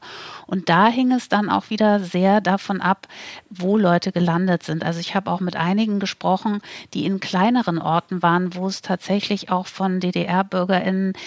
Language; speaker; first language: German; native; German